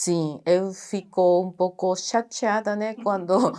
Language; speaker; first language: Portuguese; non-native, fluent; Japanese